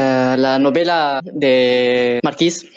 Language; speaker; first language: Spanish; non-native, learner; Arabic